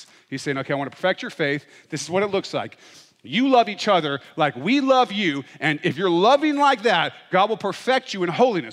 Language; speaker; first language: English; native; English